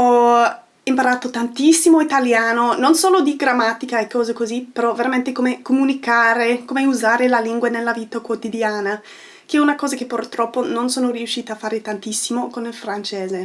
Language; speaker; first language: Italian; non-native, fluent; English